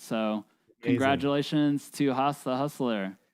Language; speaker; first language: English; native; English